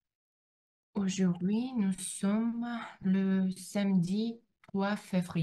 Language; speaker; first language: French; non-native, learner; Russian